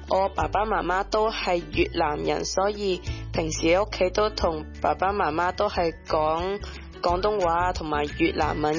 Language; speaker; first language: Cantonese; early bilingual, other home language; Vietnamese